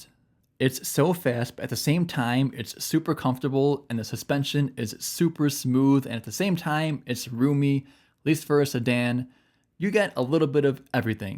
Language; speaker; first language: English; native; English